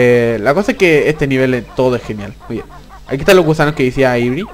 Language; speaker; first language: Spanish; native; Spanish